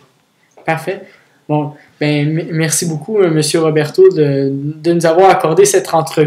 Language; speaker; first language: French; native; French